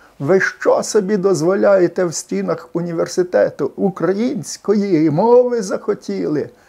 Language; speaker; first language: Ukrainian; native; Ukrainian